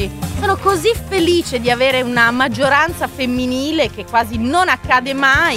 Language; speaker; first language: Italian; native; Italian